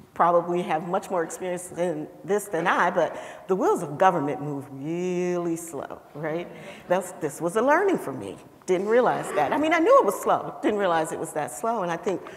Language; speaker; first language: English; native; English